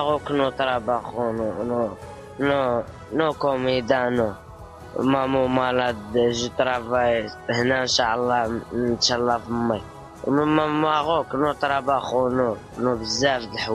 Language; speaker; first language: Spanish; non-native, learner; Arabic